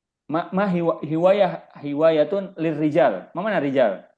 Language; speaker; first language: Arabic; non-native, fluent; Indonesian